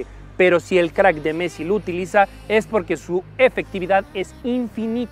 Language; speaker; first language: Spanish; native; Spanish